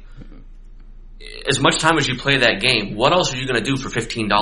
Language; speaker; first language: English; native; English